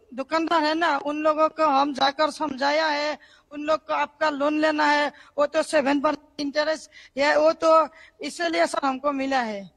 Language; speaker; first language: Hindi; non-native, local second language; Assamese